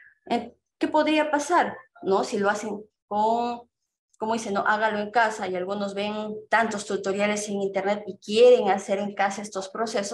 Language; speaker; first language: Spanish; native; Spanish